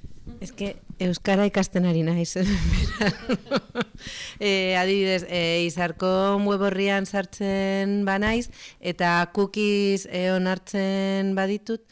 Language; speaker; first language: Basque; non-native, learner; Spanish